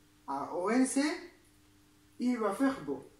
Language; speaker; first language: French; non-native, learner; Spanish